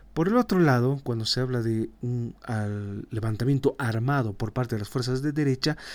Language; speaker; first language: Spanish; native; Spanish